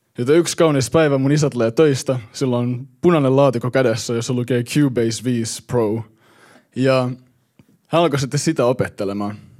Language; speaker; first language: Finnish; early bilingual, heritage; Finnish